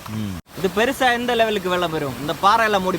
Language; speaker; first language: Tamil; non-native, learner; Malayalam